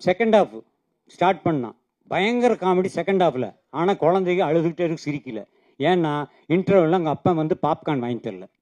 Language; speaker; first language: Tamil; native; Tamil